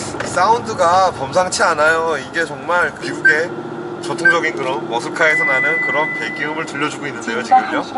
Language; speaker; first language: Korean; native; Korean